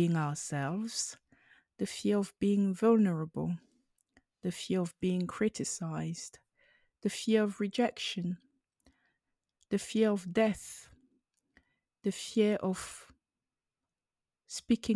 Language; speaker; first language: English; non-native, local second language; French